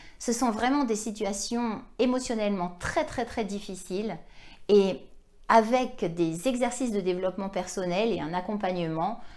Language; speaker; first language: French; native; French